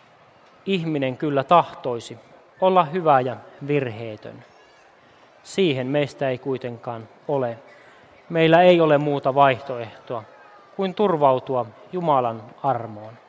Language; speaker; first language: Finnish; native; Finnish